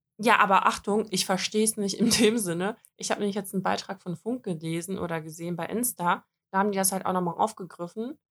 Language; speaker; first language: German; early bilingual, other home language; Russian